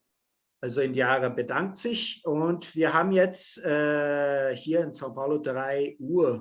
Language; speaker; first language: German; non-native, fluent; Portuguese